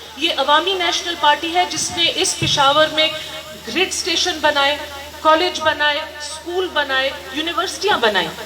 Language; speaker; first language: Urdu; non-native, local second language; Northern Hindko